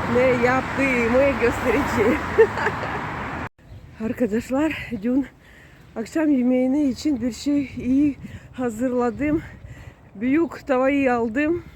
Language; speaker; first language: Turkish; non-native, learner; Russian